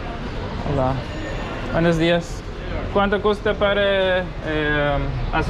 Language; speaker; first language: Spanish; non-native, learner; English